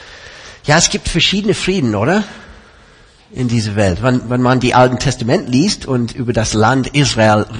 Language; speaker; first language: German; non-native, fluent; English